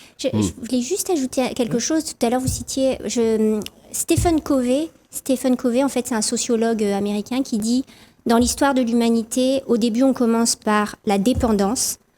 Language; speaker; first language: French; native; French